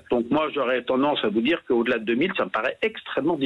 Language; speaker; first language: French; native; French